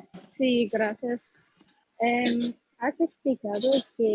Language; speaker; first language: Spanish; non-native, learner; English